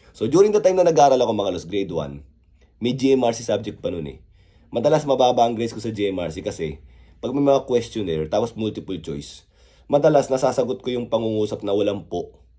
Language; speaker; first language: Filipino; early bilingual, other home language; Korean